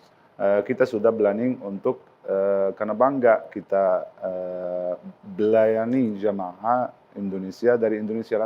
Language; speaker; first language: Indonesian; non-native, learner; Arabic